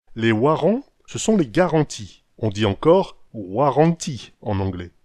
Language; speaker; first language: French; native; French